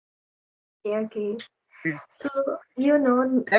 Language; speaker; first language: English; non-native, learner; Odia